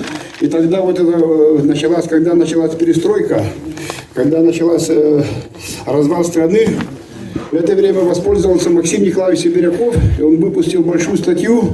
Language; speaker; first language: Russian; native; Russian